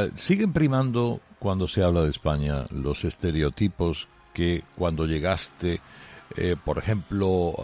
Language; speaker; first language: Spanish; native; Spanish